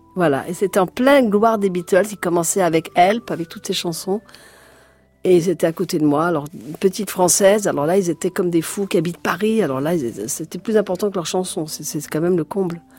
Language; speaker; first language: French; native; French